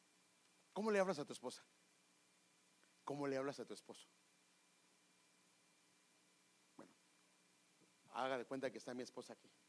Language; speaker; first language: Spanish; native; Spanish